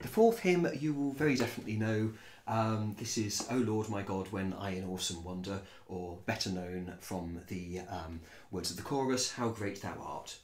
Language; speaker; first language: English; native; English